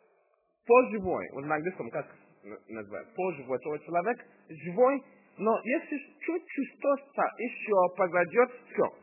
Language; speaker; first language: Russian; non-native, fluent; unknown